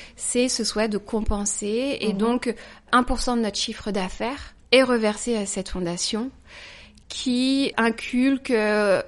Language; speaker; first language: French; native; French